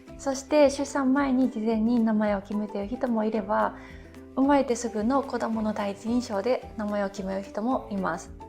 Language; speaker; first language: Japanese; native; Japanese